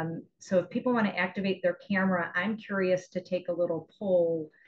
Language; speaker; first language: English; native; English